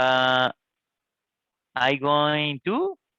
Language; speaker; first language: English; non-native, learner; Spanish